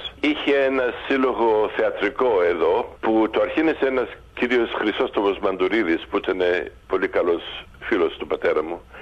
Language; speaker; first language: Greek; early bilingual, heritage; Greek